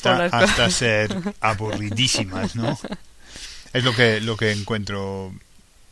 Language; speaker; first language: Spanish; non-native, fluent; English